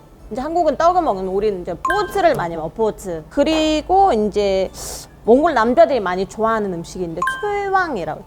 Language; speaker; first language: Korean; non-native, fluent; Mongolian